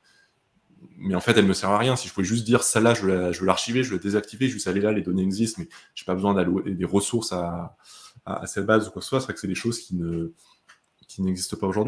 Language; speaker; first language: French; native; French